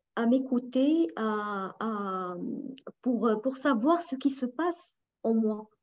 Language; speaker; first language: French; non-native, local second language; Arabic